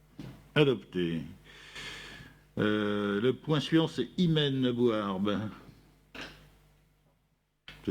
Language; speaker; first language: French; native; French